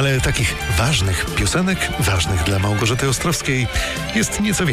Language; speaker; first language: Polish; native; Polish